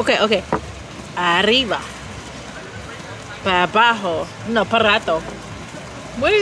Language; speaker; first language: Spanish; non-native, learner; English